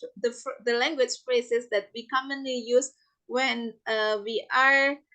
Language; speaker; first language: English; non-native, fluent; Indonesian